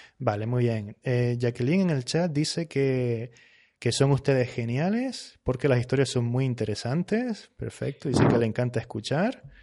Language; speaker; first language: Spanish; native; Spanish